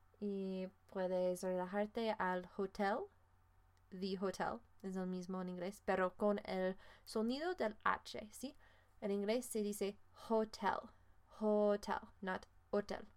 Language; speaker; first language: Spanish; non-native, fluent; English